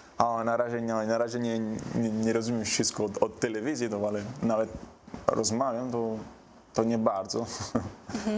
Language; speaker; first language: Polish; non-native, learner; Italian